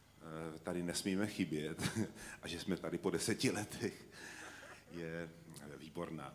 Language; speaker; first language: Czech; native; Czech